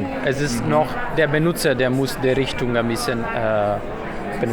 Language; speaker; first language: German; non-native, fluent; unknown